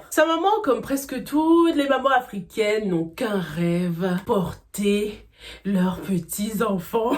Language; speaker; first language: French; native; French